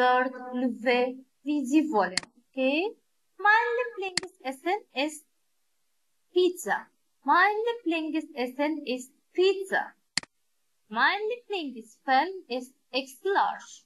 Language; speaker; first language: German; non-native, learner; Arabic